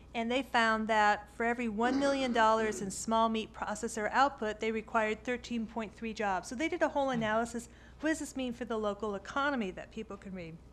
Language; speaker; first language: English; native; English